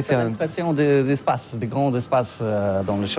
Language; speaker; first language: French; non-native, learner; Polish